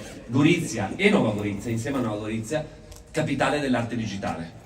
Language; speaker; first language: Italian; native; Italian